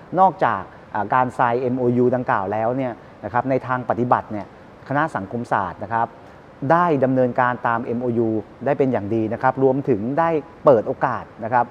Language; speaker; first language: Thai; native; Thai